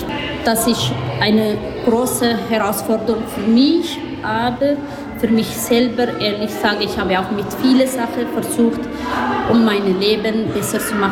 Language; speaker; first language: German; non-native, learner; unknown